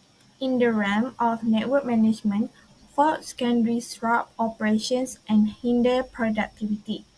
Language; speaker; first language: English; non-native, local second language; Malay